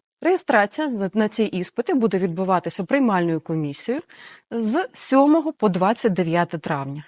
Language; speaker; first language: Ukrainian; native; Ukrainian